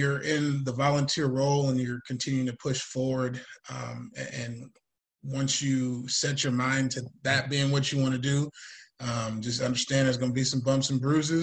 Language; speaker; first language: English; native; English